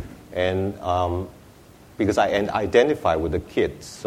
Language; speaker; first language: English; non-native, local second language; Wu Chinese